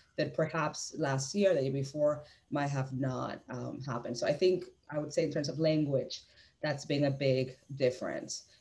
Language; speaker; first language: English; non-native, fluent; Spanish